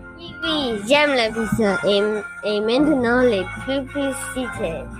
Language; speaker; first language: French; non-native, learner; English